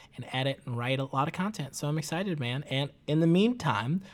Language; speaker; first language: English; early bilingual, other home language; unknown